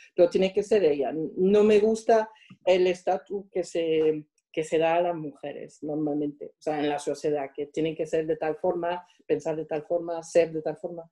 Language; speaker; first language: Spanish; non-native, fluent; French